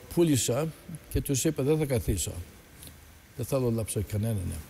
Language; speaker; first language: Greek; early bilingual, heritage; Greek